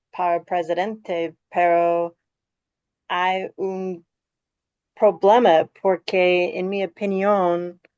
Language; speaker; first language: Spanish; non-native, fluent; English